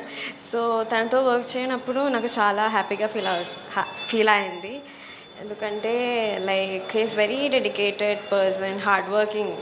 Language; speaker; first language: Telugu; non-native, learner; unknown